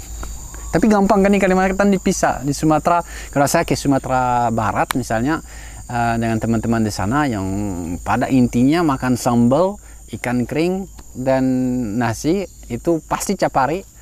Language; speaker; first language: Indonesian; non-native, fluent; French